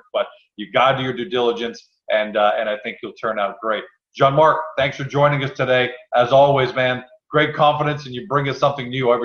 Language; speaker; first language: English; native; English